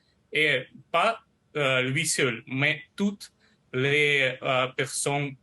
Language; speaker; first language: French; non-native, learner; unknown